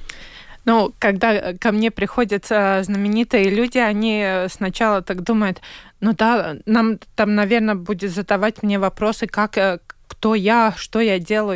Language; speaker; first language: Russian; non-native, local second language; Latvian